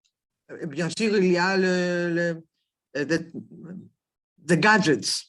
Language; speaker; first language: French; non-native, learner; Greek